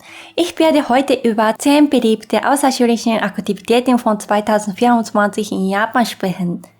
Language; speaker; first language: German; non-native, fluent; Japanese